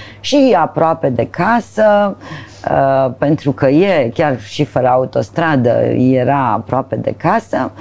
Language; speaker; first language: Romanian; native; Romanian